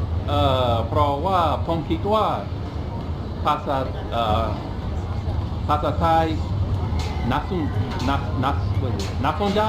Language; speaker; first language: Thai; non-native, learner; English